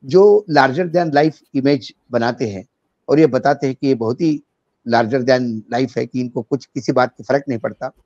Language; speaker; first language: Hindi; non-native, local second language; Marathi